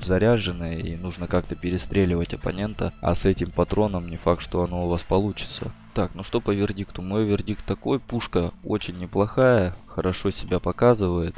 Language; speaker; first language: Russian; native; Russian